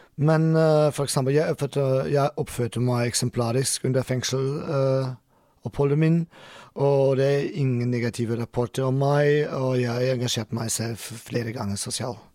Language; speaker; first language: Norwegian; non-native, learner; German